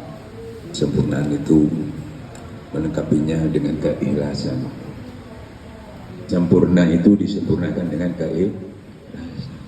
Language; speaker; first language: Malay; non-native, local second language; Javanese